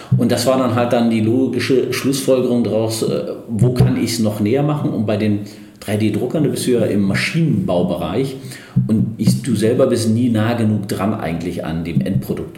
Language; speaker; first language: German; early bilingual, other home language; Turkish